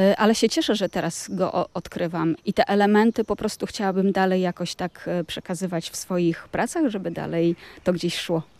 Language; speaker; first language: Polish; native; Polish